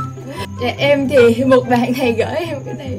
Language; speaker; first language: Vietnamese; early bilingual, heritage; Vietnamese